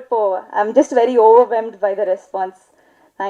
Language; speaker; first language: Tamil; non-native, learner; Telugu